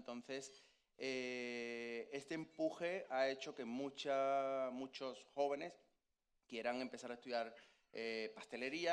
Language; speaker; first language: Spanish; native; Spanish